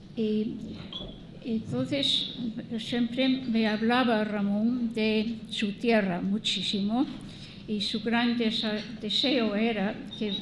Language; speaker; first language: Spanish; non-native, fluent; English